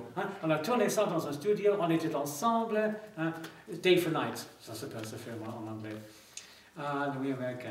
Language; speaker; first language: French; non-native, fluent; English